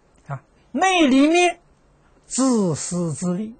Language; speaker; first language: Chinese; native; Chinese